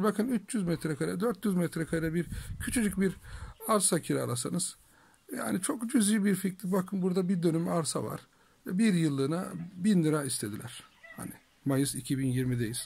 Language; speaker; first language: Turkish; native; Turkish